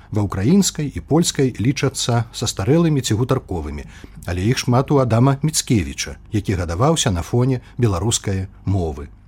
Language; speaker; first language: Belarusian; native; Belarusian